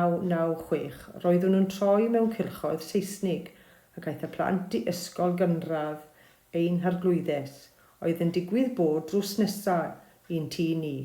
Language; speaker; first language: Welsh; non-native, fluent; German